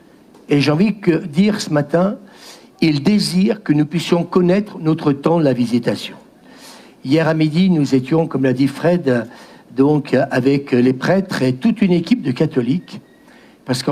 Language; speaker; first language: French; native; French